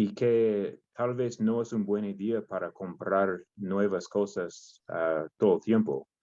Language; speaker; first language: Spanish; non-native, learner; English